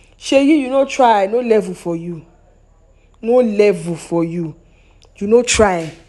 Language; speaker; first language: Nigerian Pidgin; non-native, local second language; Yoruba